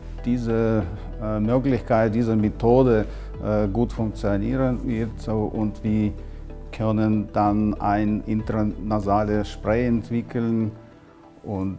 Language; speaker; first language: German; non-native, fluent; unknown